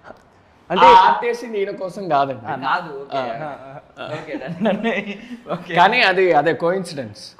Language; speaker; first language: Telugu; native; Telugu